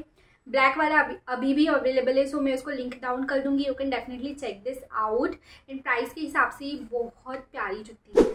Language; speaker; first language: Hindi; native; Hindi